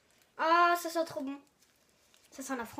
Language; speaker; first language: French; native; French